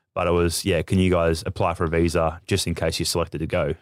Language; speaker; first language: English; native; English